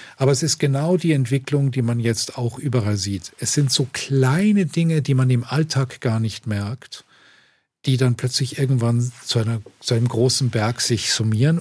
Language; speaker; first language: German; native; German